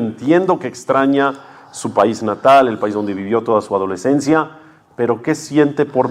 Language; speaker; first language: Spanish; native; Spanish